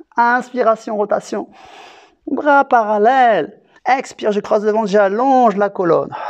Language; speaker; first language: French; native; French